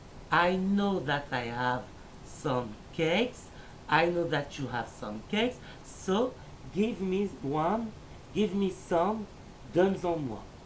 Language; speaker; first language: English; non-native, learner; French